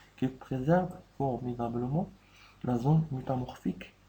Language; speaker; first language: French; non-native, local second language; Arabic